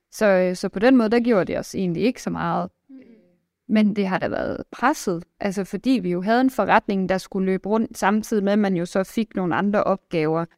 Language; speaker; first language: Danish; native; Danish